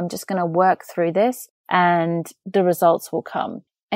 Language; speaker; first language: English; native; English